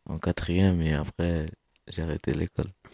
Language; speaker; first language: French; non-native, fluent; Kabuverdianu